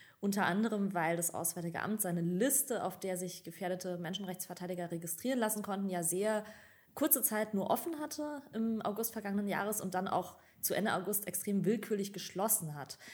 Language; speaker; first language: German; native; German